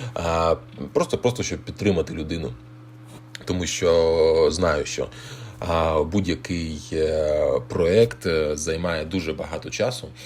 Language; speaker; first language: Ukrainian; native; Ukrainian